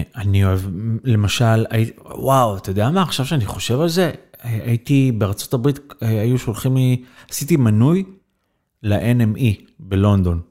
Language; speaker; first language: Hebrew; native; Hebrew